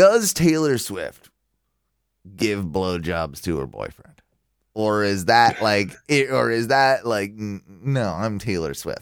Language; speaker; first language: English; native; English